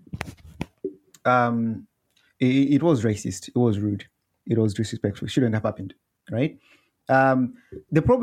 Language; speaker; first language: English; non-native, local second language; Nyanja